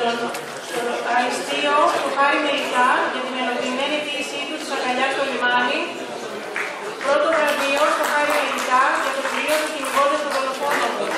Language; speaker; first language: Greek; native; Greek